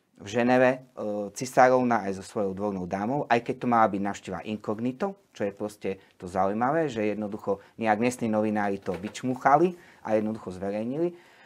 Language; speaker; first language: Slovak; native; Slovak